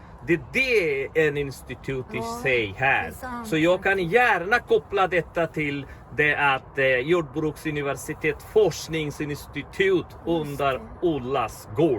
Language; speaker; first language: Swedish; non-native, fluent; Bangla